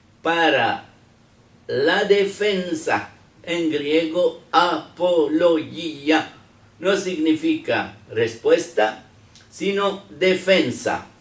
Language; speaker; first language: Spanish; non-native, fluent; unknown